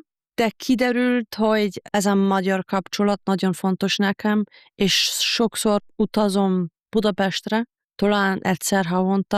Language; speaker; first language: Hungarian; non-native, fluent; German